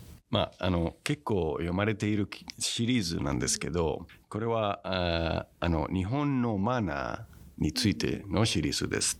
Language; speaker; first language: Japanese; non-native, fluent; Spanish